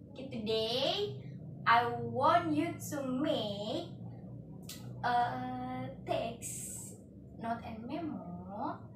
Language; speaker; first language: English; non-native, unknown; Indonesian